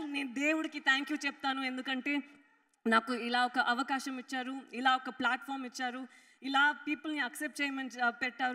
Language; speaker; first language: Telugu; non-native, fluent; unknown